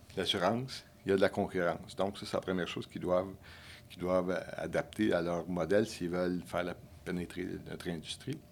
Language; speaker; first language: French; native; French